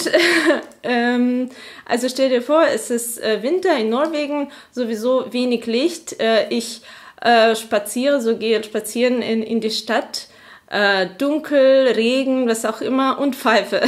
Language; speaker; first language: German; non-native, fluent; Azerbaijani